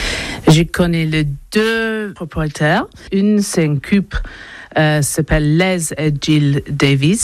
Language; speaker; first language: French; non-native, learner; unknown